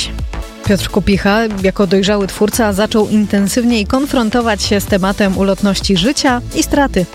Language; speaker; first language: Polish; native; Polish